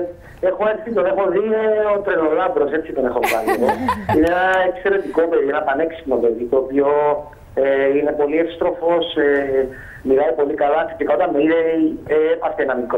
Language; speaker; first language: Greek; native; Greek